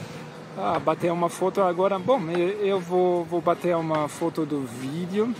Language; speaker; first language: Portuguese; non-native, fluent; German